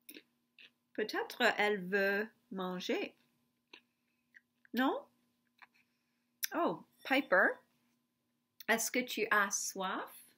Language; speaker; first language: French; non-native, fluent; English